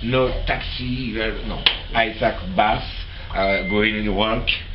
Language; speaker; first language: English; non-native, learner; French